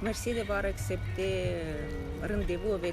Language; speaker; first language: French; non-native, learner; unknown